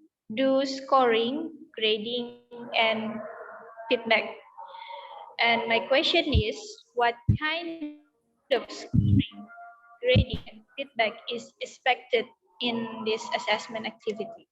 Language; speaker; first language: English; non-native, learner; Indonesian